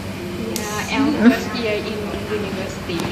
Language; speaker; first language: English; non-native, learner; Thai